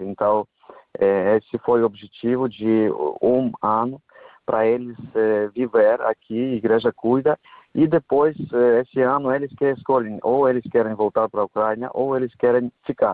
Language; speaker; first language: Portuguese; non-native, fluent; Ukrainian